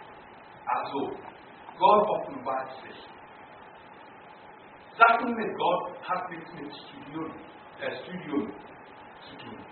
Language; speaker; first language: German; non-native, learner; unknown